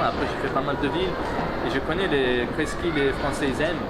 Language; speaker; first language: French; non-native, fluent; Mongolian